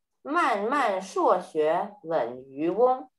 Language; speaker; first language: Chinese; early bilingual, heritage; Chinese